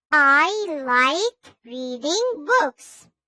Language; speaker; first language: English; non-native, learner; Urdu